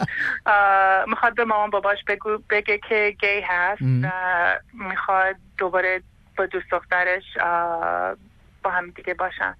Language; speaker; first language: Persian; early bilingual, heritage; Persian